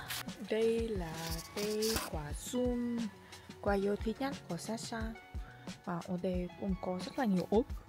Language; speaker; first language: Vietnamese; non-native, learner; Russian